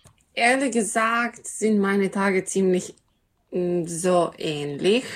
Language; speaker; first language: German; non-native, learner; Serbian